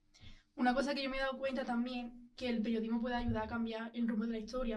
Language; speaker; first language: Spanish; native; Spanish